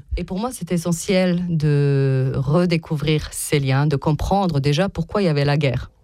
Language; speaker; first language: French; non-native, fluent; Serbian